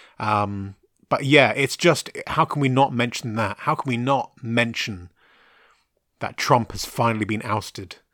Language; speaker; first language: English; native; English